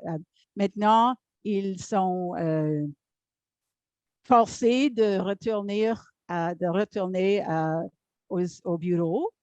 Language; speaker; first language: French; non-native, learner; English